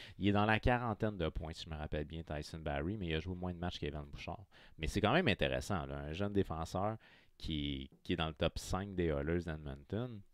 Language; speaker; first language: French; native; French